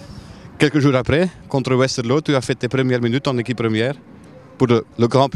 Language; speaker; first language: French; non-native, local second language; Dutch